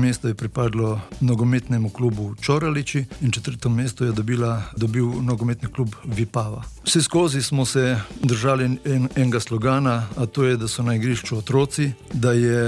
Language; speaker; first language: Slovenian; native; Slovenian